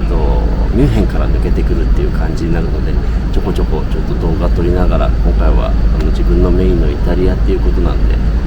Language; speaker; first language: Japanese; native; Japanese